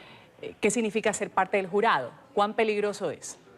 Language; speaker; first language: Spanish; native; Spanish